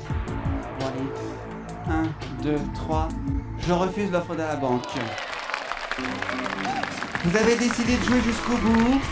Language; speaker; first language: French; native; French